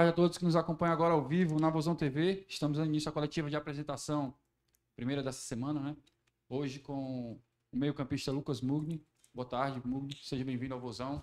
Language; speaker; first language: Portuguese; native; Portuguese